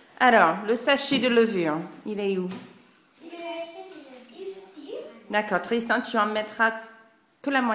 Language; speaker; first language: French; non-native, fluent; English